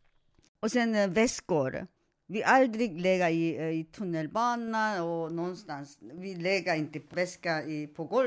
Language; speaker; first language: Swedish; non-native, fluent; Korean